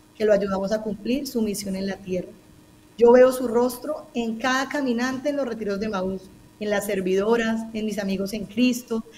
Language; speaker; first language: Spanish; native; Spanish